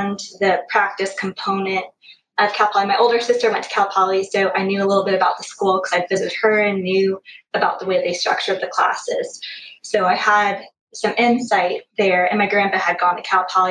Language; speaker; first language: English; native; English